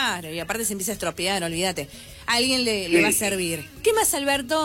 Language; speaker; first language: Spanish; native; Spanish